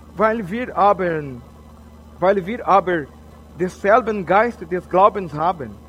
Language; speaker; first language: German; non-native, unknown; Portuguese